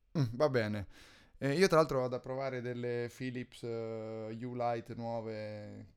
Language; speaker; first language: Italian; native; Italian